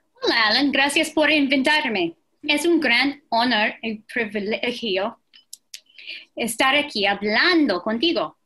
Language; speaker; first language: Spanish; non-native, fluent; English